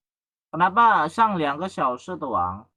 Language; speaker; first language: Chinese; non-native, fluent; Indonesian